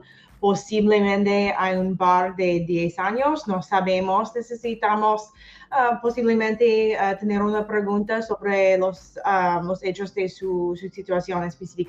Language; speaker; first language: Spanish; non-native, learner; English